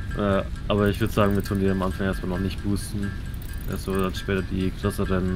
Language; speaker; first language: German; native; German